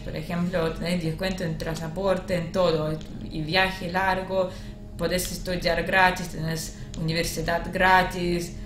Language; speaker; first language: Spanish; non-native, learner; Russian